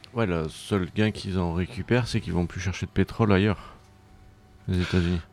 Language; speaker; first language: French; native; French